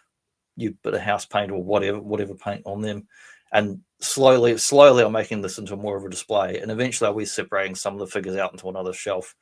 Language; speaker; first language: English; native; English